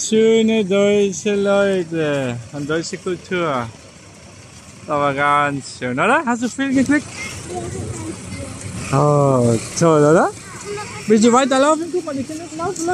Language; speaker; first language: German; non-native, learner; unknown